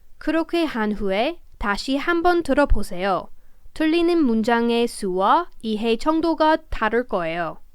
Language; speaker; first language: Korean; non-native, fluent; English